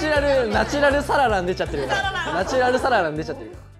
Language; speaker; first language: Japanese; native; Japanese